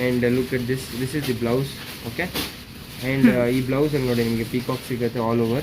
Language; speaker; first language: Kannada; non-native, local second language; Hindi